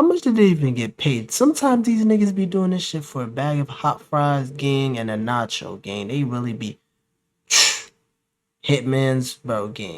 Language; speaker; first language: English; native; English